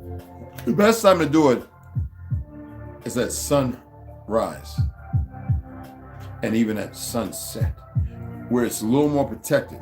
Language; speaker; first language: English; native; English